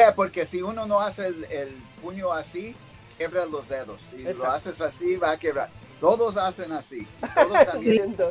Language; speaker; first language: Spanish; early bilingual, heritage; Spanish